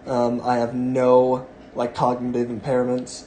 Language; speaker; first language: English; native; English